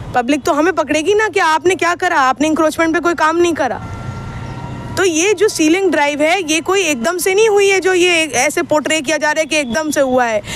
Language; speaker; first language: Hindi; native; Hindi